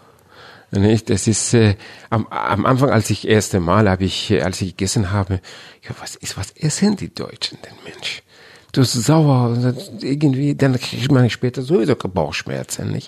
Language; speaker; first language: German; non-native, fluent; Persian